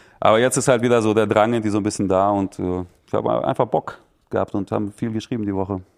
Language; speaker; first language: German; early bilingual, other home language; Russian